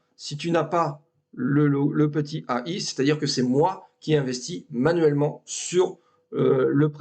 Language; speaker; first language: French; native; French